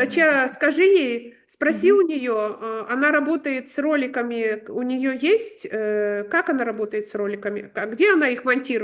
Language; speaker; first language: Russian; native; Russian